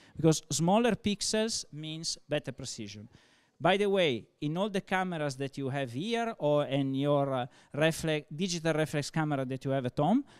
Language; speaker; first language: English; non-native, fluent; Italian